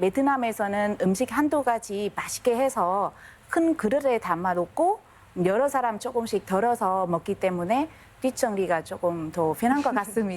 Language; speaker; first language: Korean; non-native, fluent; Vietnamese